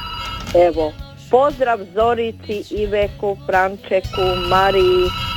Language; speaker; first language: Serbian; native; Serbian